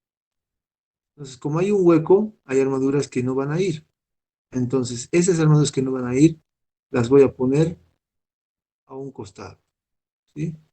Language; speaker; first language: Spanish; native; Spanish